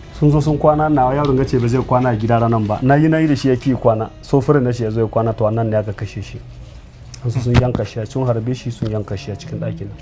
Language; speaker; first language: Hausa; non-native, local second language; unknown